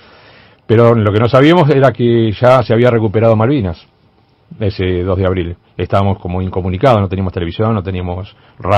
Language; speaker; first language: Spanish; native; Spanish